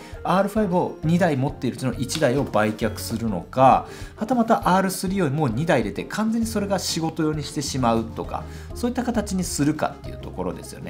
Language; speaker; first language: Japanese; native; Japanese